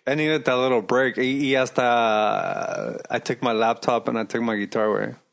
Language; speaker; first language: English; early bilingual, other home language; Spanish